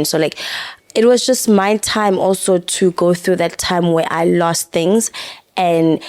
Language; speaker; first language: English; non-native, local second language; Zulu